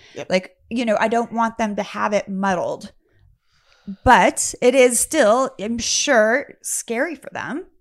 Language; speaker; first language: English; native; English